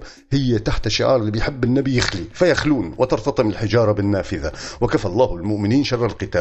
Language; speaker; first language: Arabic; native; Arabic